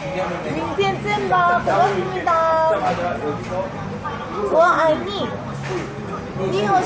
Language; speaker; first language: Chinese; non-native, learner; Korean